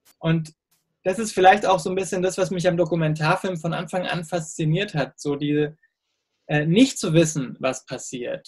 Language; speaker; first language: German; native; German